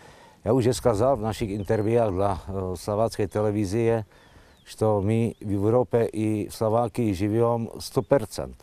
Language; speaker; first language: Russian; non-native, learner; Slovak